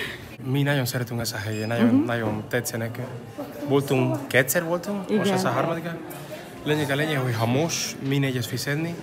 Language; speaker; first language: Hungarian; non-native, learner; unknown